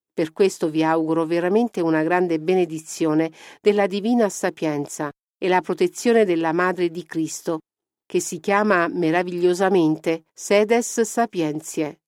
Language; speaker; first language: Italian; non-native, fluent; Polish